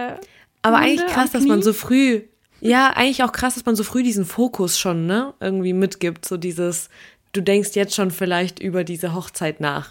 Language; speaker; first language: German; early bilingual, other home language; Russian